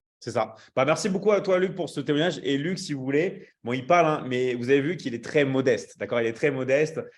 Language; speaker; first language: French; native; French